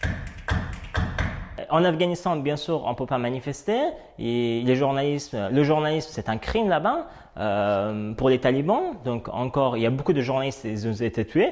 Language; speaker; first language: French; non-native, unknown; Persian